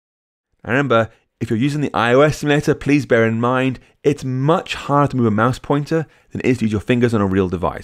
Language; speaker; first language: English; native; English